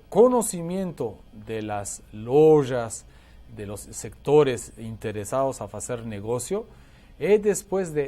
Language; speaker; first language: Portuguese; non-native, learner; Spanish